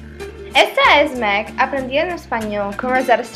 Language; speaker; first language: Spanish; non-native, learner; English